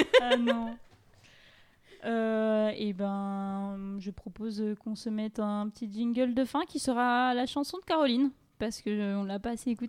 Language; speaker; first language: French; native; French